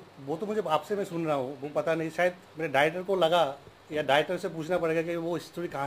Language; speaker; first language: Hindi; non-native, local second language; Assamese